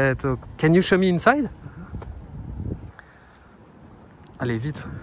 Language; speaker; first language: English; non-native, learner; French